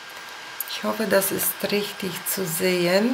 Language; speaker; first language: German; non-native, fluent; Polish